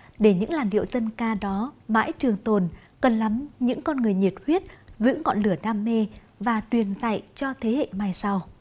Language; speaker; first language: Vietnamese; native; Vietnamese